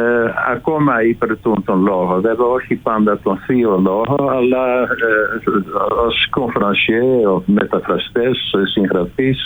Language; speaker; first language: Greek; non-native, fluent; Dutch